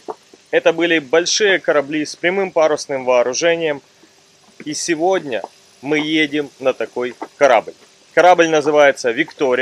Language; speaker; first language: Russian; native; Russian